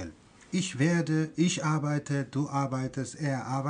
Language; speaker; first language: German; non-native, fluent; Persian